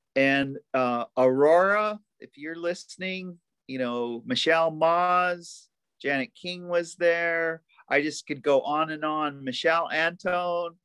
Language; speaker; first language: English; native; English